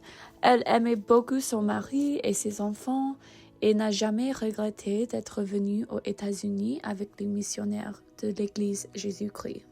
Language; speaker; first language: French; non-native, learner; English